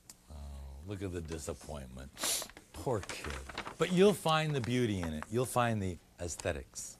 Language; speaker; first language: English; native; English